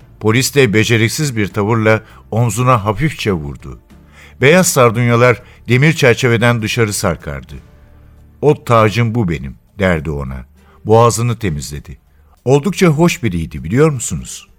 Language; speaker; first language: Turkish; native; Turkish